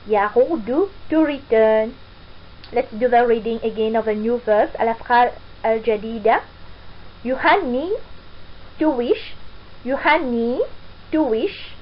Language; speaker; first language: English; non-native, fluent; French